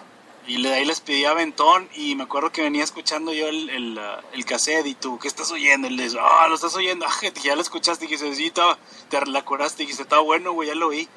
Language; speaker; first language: Spanish; native; Spanish